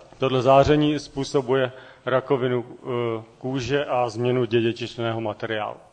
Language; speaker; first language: Czech; native; Czech